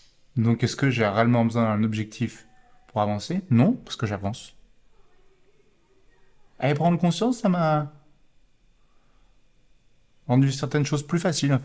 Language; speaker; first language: French; native; French